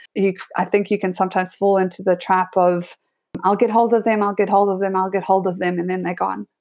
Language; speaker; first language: English; native; English